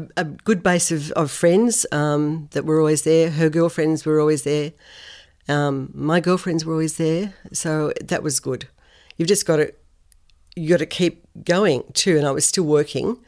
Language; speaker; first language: English; native; English